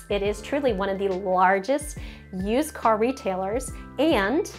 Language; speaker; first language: English; native; English